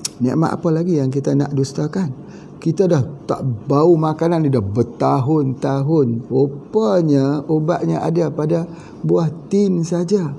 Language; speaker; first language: Malay; native; Malay